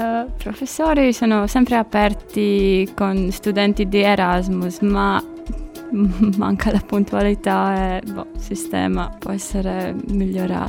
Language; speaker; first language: Italian; non-native, learner; Latvian